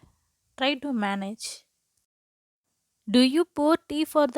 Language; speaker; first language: English; non-native, local second language; Tamil